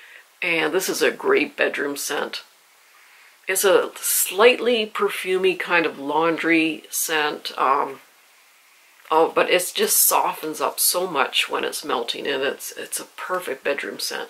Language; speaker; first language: English; native; English